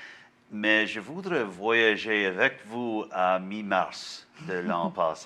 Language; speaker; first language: French; non-native, learner; English